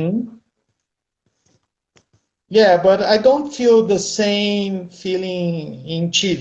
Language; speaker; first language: English; non-native, fluent; Portuguese